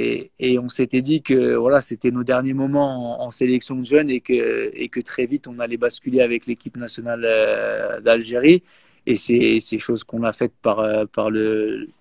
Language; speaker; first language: French; native; French